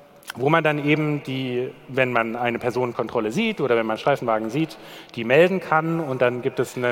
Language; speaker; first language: German; native; German